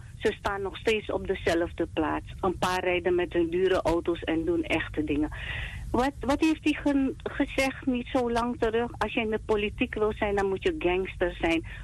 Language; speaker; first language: Dutch; native; Dutch